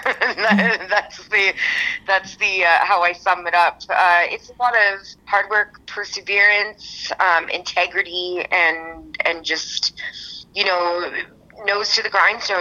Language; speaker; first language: English; native; English